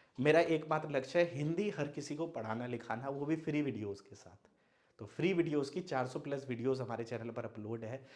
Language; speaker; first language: Hindi; non-native, local second language; Maithili